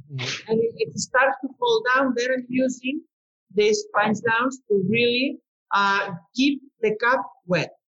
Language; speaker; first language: English; non-native, fluent; Spanish